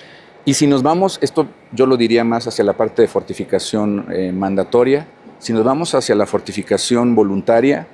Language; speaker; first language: Spanish; native; Spanish